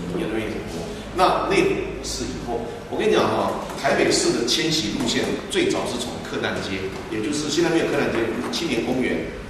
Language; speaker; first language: Chinese; native; Chinese